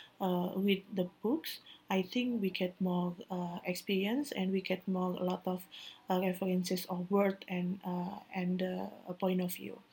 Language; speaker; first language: English; non-native, learner; Indonesian